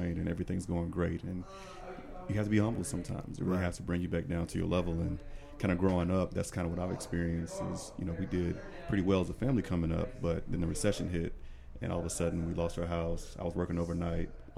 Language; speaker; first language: English; native; English